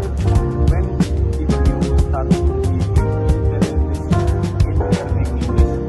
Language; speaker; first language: English; non-native, learner; Indonesian